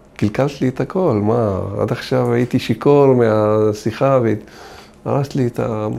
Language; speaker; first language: Hebrew; non-native, local second language; Arabic